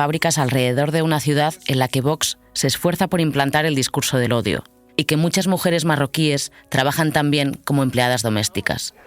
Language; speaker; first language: Spanish; native; Spanish